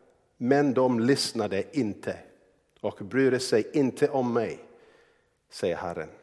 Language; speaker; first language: Swedish; non-native, fluent; English